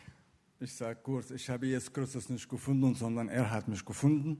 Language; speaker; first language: German; non-native, fluent; Arabic